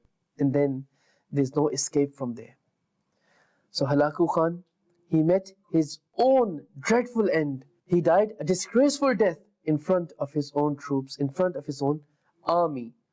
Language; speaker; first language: English; non-native, local second language; Urdu